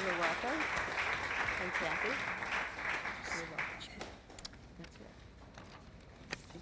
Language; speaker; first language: English; native; English